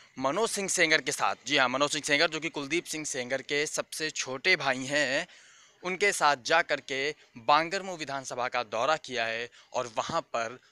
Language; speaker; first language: Hindi; native; Hindi